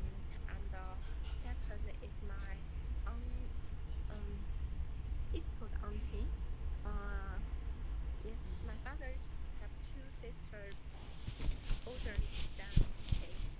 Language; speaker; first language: English; non-native, learner; Chinese